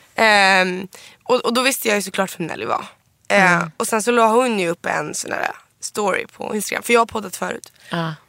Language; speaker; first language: Swedish; native; Swedish